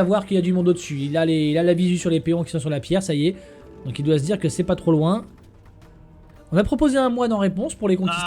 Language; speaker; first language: French; native; French